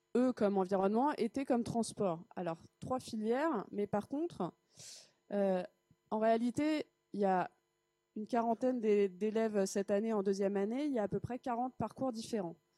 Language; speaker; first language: French; native; French